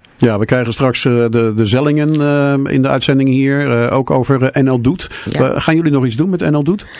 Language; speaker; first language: Dutch; native; Dutch